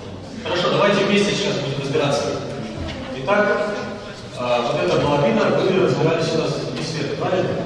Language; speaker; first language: Russian; native; Russian